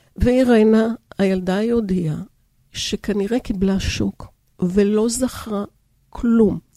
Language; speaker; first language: Hebrew; early bilingual, other home language; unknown